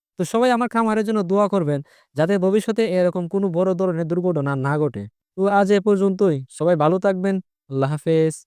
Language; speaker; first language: Bangla; native; Bangla